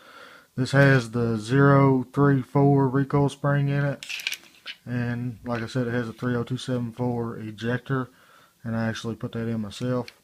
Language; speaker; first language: English; native; English